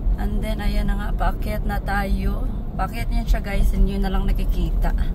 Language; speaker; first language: Filipino; non-native, local second language; Cebuano